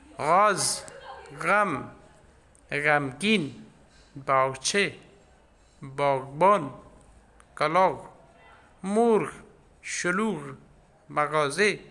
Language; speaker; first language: Persian; non-native, fluent; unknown